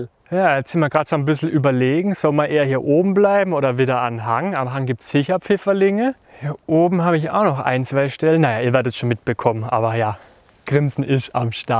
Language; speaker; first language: German; native; German